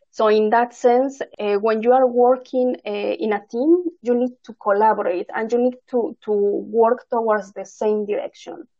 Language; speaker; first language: English; non-native, fluent; Spanish